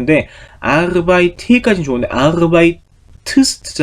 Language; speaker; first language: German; non-native, fluent; Korean